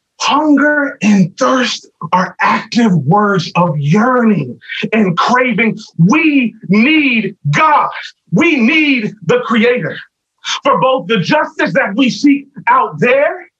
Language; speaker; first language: English; native; English